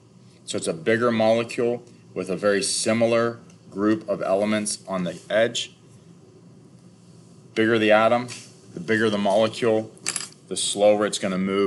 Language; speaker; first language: English; native; English